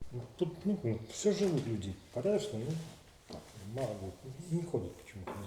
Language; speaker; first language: Russian; native; Russian